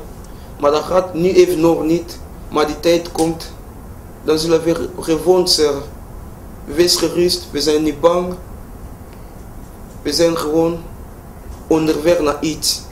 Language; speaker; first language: Dutch; non-native, fluent; Lingala